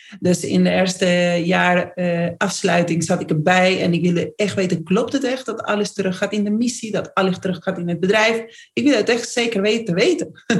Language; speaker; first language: Dutch; non-native, fluent; Spanish